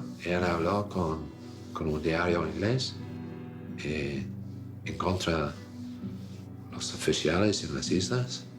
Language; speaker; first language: Spanish; non-native, fluent; English